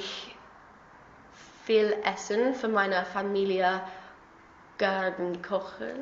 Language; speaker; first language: German; non-native, learner; English